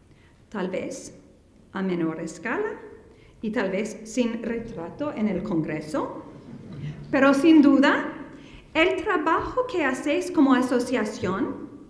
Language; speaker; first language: Spanish; non-native, fluent; English